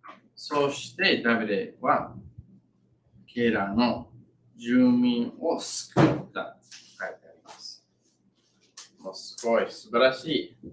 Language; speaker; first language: Japanese; non-native, learner; English